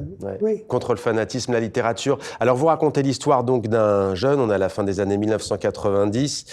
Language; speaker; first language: French; native; French